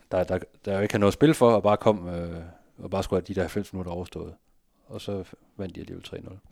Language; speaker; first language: Danish; native; Danish